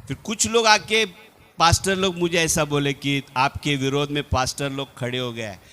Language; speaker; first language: Hindi; non-native, local second language; Telugu